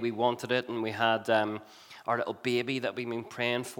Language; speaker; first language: English; native; English